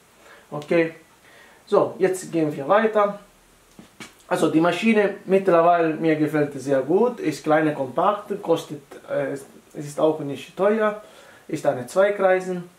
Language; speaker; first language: German; non-native, fluent; Italian